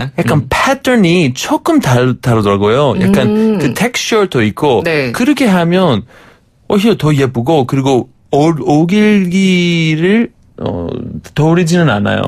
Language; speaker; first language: Korean; non-native, fluent; Greek